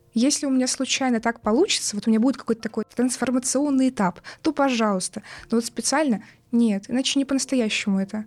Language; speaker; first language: Russian; native; Russian